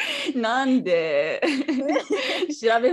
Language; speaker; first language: Japanese; non-native, learner; English